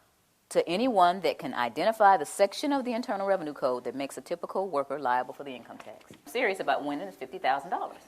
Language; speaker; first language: English; native; English